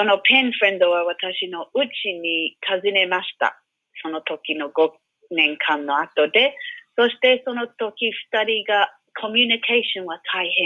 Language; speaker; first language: Japanese; non-native, learner; English